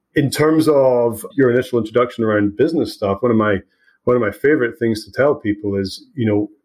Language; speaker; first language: English; native; English